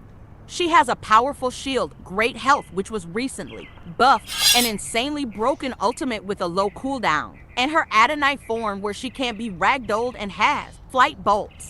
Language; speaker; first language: English; native; English